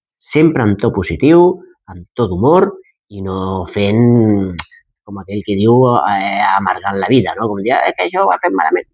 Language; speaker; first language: Catalan; non-native, local second language; Spanish